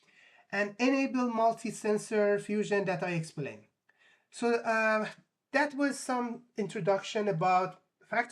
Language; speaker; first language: English; non-native, fluent; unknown